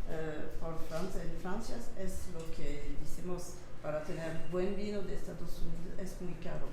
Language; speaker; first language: Spanish; non-native, learner; French